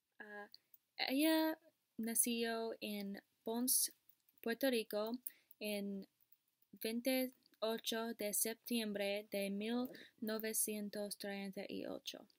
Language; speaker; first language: Spanish; non-native, learner; English